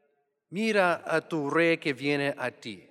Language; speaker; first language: Spanish; non-native, fluent; English